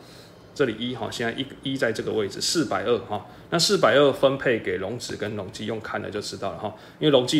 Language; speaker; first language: Chinese; native; Chinese